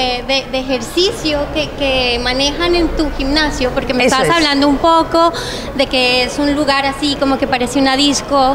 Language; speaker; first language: Spanish; native; Spanish